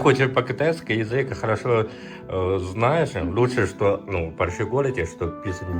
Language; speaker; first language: Russian; non-native, learner; Chinese